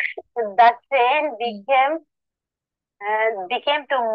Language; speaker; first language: English; non-native, learner; Bangla